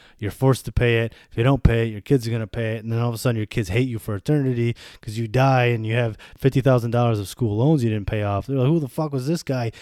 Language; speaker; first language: English; early bilingual, other home language; Bosnian